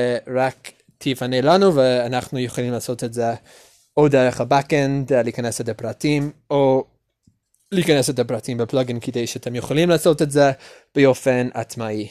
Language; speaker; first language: Hebrew; non-native, learner; English